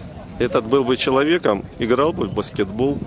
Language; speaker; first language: Russian; native; Russian